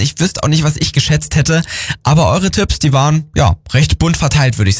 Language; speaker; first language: German; native; German